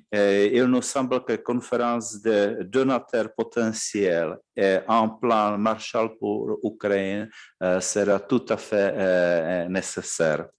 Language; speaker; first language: French; non-native, fluent; Czech